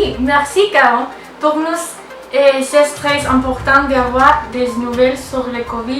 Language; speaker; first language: French; non-native, learner; Spanish